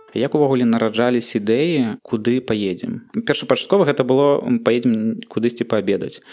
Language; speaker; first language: Belarusian; non-native, local second language; Russian